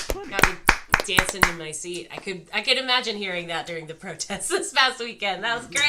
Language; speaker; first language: English; native; English